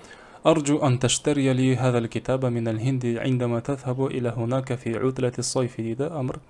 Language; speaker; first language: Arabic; non-native, fluent; Kazakh